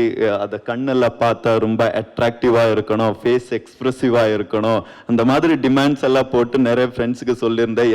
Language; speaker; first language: Tamil; non-native, learner; Kannada